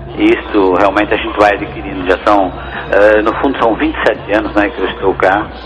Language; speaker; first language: Portuguese; native; Portuguese